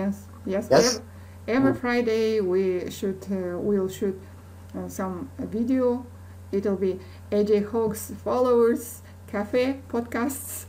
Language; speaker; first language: English; non-native, learner; Kazakh